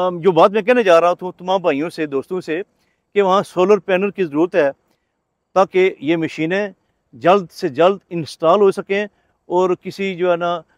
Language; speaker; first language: Urdu; non-native, local second language; Pahari-Potwari